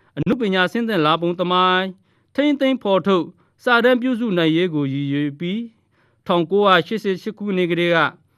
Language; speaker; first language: Burmese; non-native, local second language; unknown